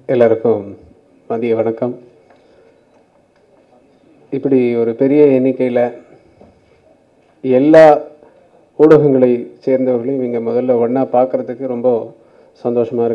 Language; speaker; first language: Tamil; native; Tamil